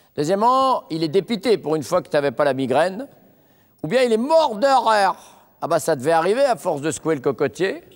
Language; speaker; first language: French; native; French